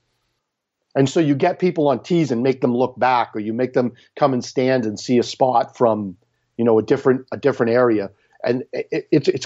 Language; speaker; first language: English; native; English